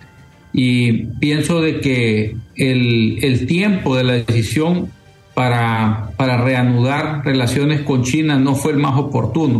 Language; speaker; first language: Spanish; native; Spanish